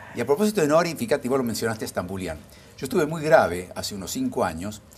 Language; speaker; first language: Spanish; native; Spanish